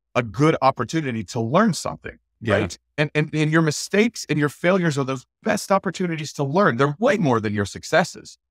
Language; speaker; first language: English; native; English